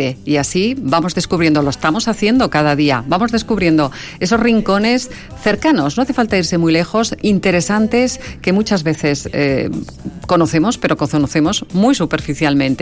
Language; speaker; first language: Spanish; native; Spanish